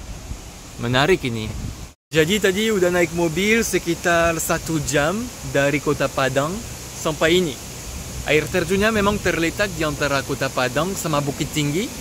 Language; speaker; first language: Indonesian; non-native, fluent; French